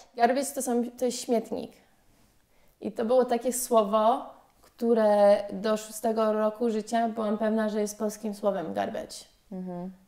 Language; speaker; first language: Polish; early bilingual, heritage; Polish